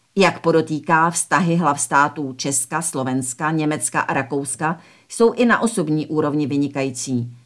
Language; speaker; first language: Czech; early bilingual, other home language; Slovak